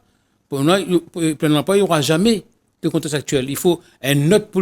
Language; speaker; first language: French; non-native, local second language; Réunion Creole French